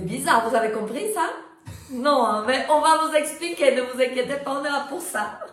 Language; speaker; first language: French; non-native, fluent; Portuguese